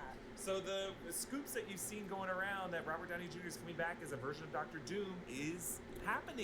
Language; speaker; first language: English; native; English